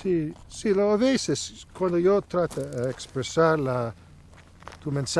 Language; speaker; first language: Spanish; non-native, learner; English